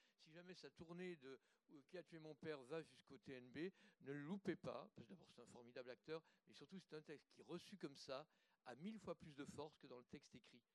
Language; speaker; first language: French; native; French